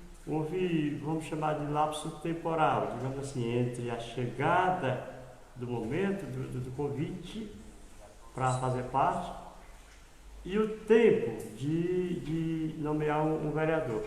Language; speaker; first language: Portuguese; native; Portuguese